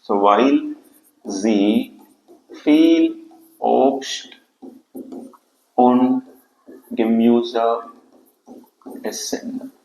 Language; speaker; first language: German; non-native, fluent; Telugu